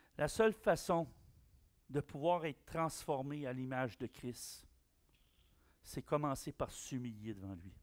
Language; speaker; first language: French; native; French